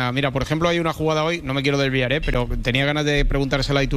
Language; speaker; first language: Spanish; native; Spanish